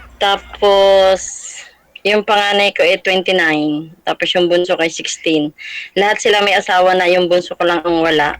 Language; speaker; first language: Filipino; native; Filipino